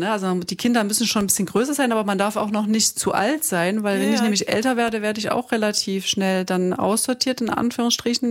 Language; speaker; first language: German; native; German